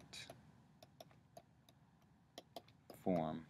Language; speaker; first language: English; native; English